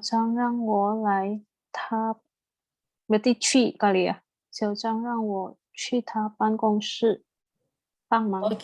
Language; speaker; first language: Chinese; non-native, learner; Indonesian